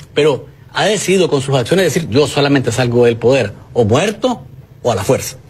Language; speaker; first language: Spanish; native; Spanish